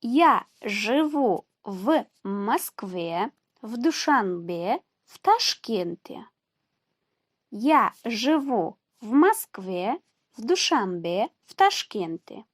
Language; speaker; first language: Russian; non-native, fluent; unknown